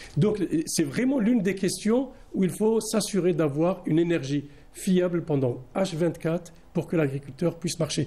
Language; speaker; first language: French; non-native, local second language; Arabic